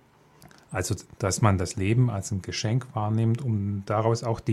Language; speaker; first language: German; native; German